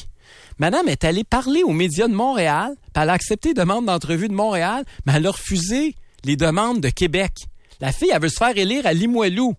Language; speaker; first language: French; native; French